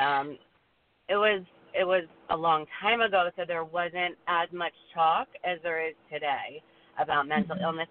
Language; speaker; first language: English; native; English